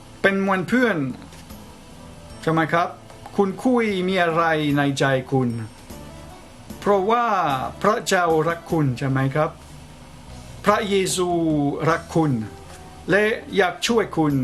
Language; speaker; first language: Thai; non-native, fluent; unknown